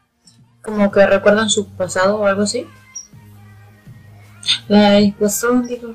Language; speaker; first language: Spanish; native; Spanish